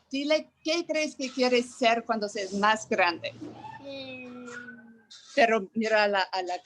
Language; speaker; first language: Spanish; non-native, fluent; English